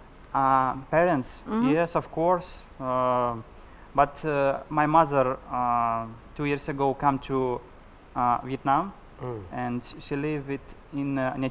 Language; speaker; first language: English; non-native, learner; Russian